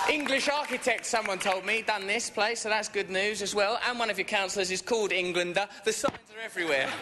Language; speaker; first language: English; native; English